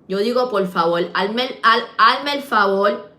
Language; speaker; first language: Spanish; early bilingual, heritage; Spanish